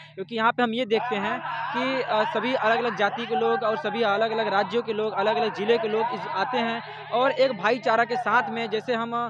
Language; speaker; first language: Hindi; native; Hindi